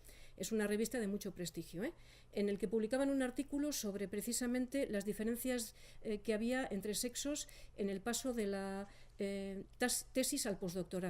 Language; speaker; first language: Spanish; native; Spanish